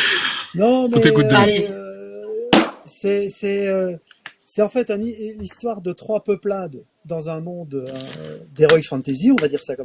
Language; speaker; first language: French; native; French